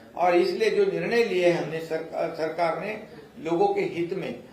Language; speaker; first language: Hindi; non-native, local second language; Marathi